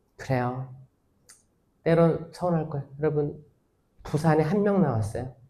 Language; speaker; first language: Korean; native; Korean